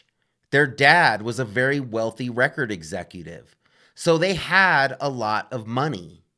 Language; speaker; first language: English; native; English